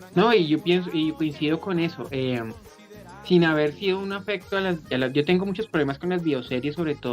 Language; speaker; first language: Spanish; native; Spanish